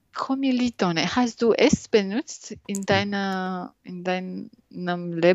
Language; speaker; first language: German; non-native, learner; French